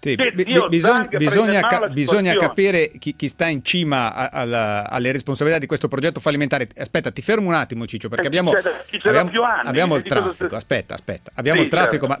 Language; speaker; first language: Italian; native; Italian